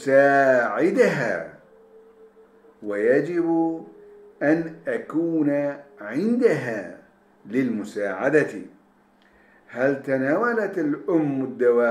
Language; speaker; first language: Arabic; non-native, fluent; Turkish